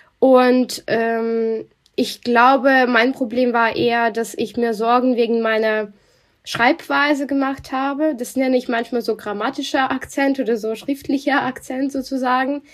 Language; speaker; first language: German; non-native, fluent; Russian